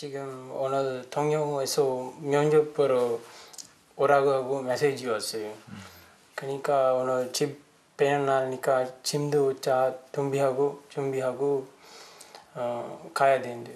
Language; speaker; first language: Korean; non-native, learner; Sinhala